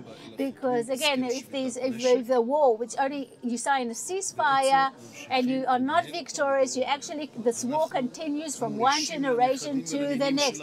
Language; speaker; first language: English; non-native, fluent; Hebrew